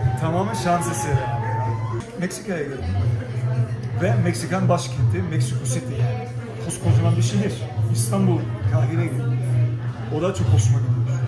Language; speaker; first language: Turkish; early bilingual, heritage; German